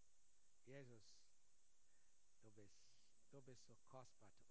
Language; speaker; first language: German; non-native, learner; English